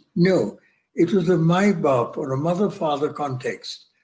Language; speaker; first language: English; non-native, local second language; Punjabi